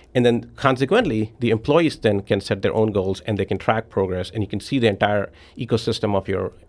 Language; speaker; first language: English; non-native, local second language; Hindi